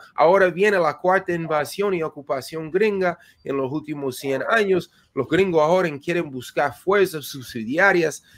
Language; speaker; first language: Spanish; non-native, fluent; English